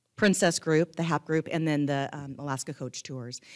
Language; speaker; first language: English; native; English